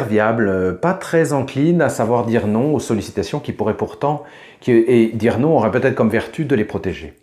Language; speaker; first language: French; native; French